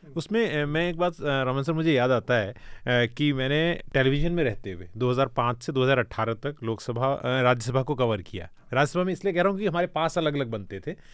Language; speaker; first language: Hindi; native; Hindi